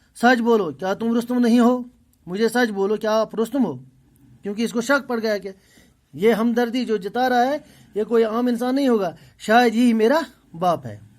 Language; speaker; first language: Urdu; non-native, local second language; Kashmiri